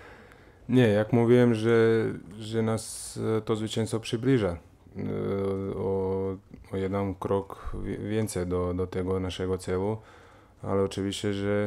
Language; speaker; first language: Polish; non-native, fluent; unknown